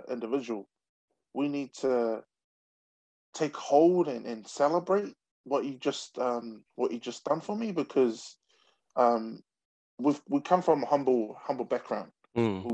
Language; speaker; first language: English; native; English